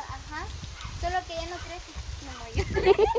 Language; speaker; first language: Spanish; native; Spanish